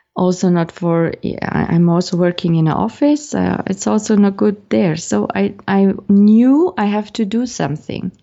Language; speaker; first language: English; non-native, fluent; German